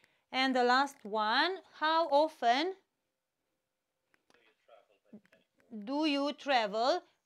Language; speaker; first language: English; non-native, fluent; Romanian